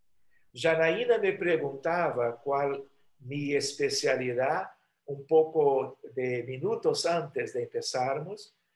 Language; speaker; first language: Spanish; non-native, fluent; Portuguese